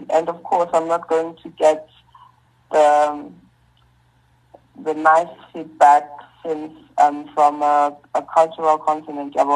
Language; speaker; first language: English; non-native, local second language; Zulu